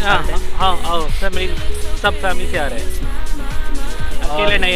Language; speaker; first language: Hindi; non-native, local second language; Tamil